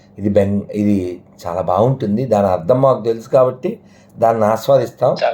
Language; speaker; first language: Telugu; native; Telugu